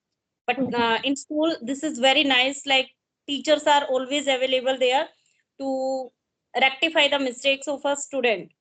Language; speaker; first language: English; non-native, local second language; Hindi